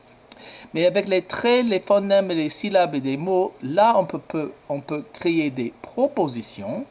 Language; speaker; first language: French; non-native, fluent; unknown